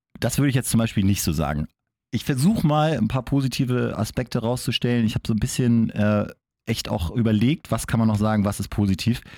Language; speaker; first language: German; native; German